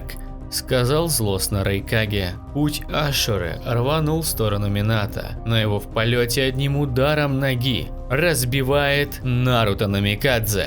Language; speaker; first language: Russian; native; Russian